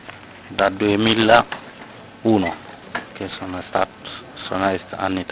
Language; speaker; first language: Italian; non-native, learner; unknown